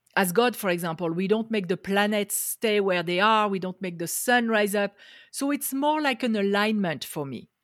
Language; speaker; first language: English; non-native, fluent; French